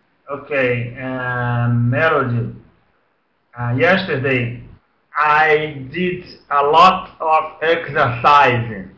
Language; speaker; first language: English; non-native, learner; Portuguese